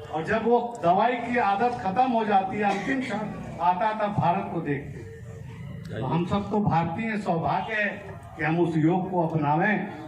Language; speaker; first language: Hindi; native; Hindi